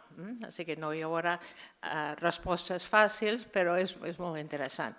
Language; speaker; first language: Catalan; non-native, fluent; English